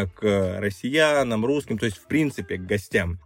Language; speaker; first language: Russian; native; Russian